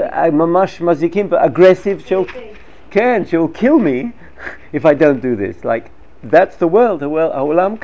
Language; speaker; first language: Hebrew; non-native, fluent; English